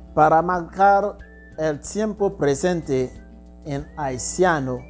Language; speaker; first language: Spanish; non-native, fluent; Haitian Creole